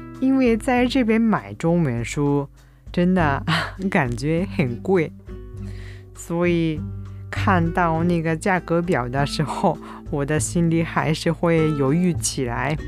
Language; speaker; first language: Chinese; non-native, fluent; Japanese